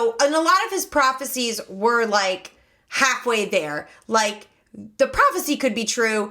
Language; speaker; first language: English; native; English